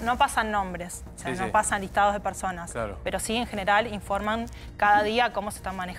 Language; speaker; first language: Spanish; early bilingual, other home language; Ukrainian